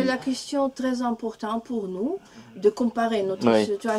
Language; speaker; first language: French; non-native, learner; Russian